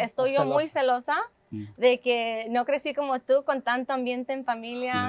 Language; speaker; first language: Spanish; early bilingual, heritage; English